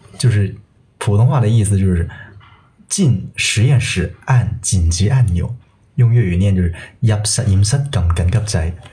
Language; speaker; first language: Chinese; non-native, local second language; Cantonese